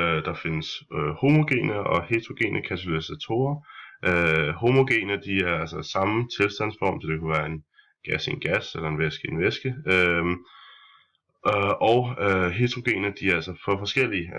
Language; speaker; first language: Danish; native; Danish